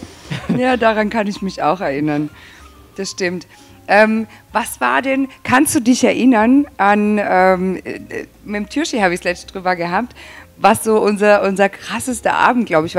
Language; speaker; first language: German; native; German